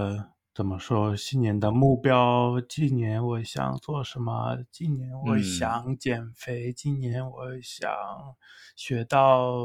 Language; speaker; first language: Chinese; non-native, fluent; English